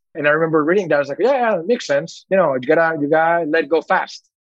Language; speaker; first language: English; early bilingual, other home language; Spanish